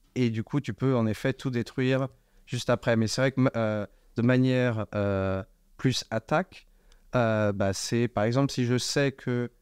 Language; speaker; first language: French; native; French